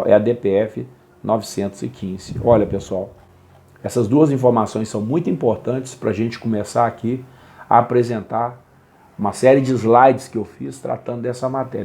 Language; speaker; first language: Portuguese; native; Portuguese